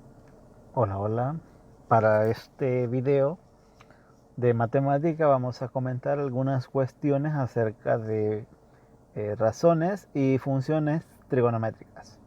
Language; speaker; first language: Spanish; native; Spanish